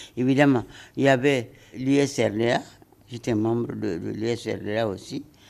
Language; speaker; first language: French; non-native, local second language; Bambara